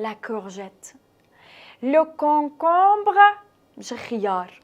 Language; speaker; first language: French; non-native, fluent; Persian